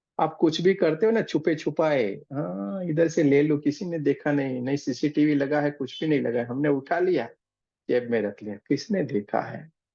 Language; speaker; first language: Hindi; non-native, local second language; Gujarati